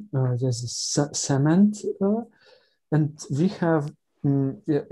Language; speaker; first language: English; non-native, learner; Ukrainian